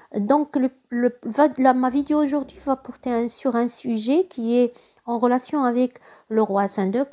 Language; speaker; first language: French; non-native, local second language; Arabic